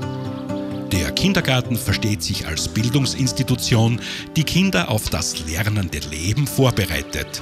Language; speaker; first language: German; native; German